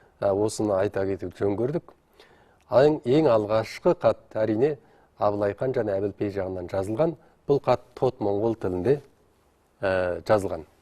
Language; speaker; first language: Kazakh; native; Kazakh